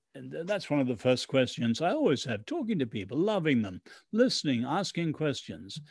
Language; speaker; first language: English; early bilingual, other home language; Chinese